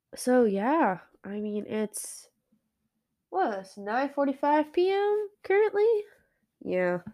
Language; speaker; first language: English; native; English